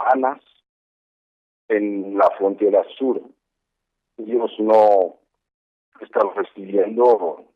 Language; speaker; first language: Spanish; non-native, fluent; Haitian Creole